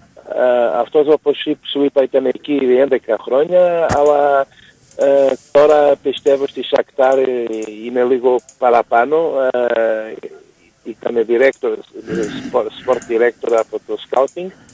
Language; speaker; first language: Greek; non-native, learner; Portuguese